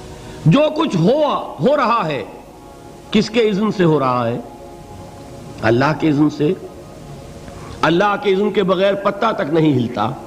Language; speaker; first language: Urdu; native; Urdu